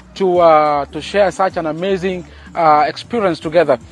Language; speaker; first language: English; non-native, fluent; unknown